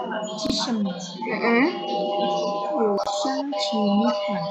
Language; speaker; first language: Chinese; non-native, learner; Indonesian